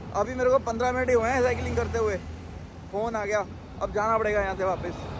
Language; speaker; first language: Hindi; native; Hindi